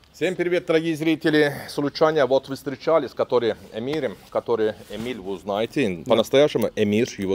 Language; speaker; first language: Russian; non-native, learner; Turkish